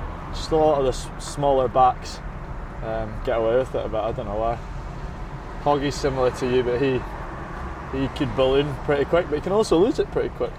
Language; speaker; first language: English; native; English